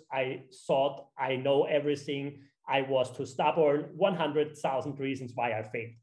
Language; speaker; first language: English; non-native, fluent; German